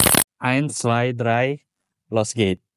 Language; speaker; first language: German; non-native, learner; Indonesian